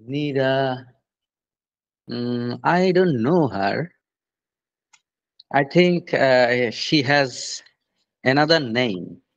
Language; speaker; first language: English; non-native, fluent; Bangla